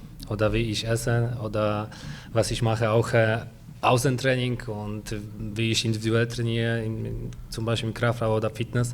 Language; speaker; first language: German; non-native, fluent; Polish